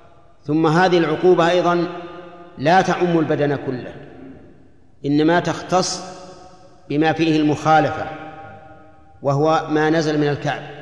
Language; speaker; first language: Arabic; native; Arabic